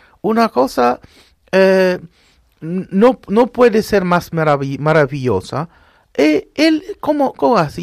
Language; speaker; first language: Spanish; non-native, fluent; Arabic